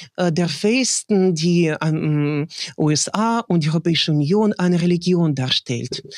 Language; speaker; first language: German; non-native, fluent; Russian